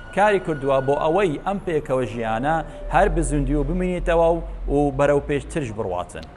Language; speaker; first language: Central Kurdish; non-native, local second language; Assyrian Neo-Aramaic